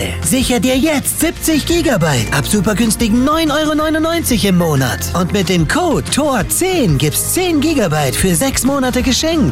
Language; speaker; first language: German; native; German